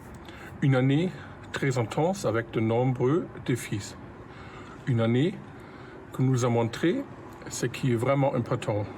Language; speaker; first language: French; non-native, fluent; German